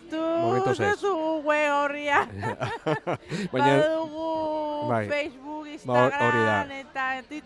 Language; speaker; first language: Basque; non-native, local second language; Spanish